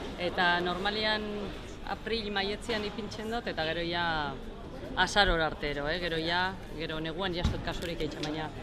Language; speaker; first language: Basque; native; Basque